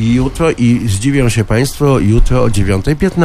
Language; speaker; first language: Polish; native; Polish